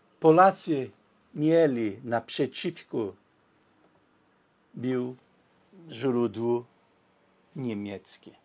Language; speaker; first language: Polish; early bilingual, heritage; Portuguese